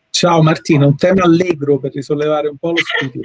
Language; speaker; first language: Italian; native; Italian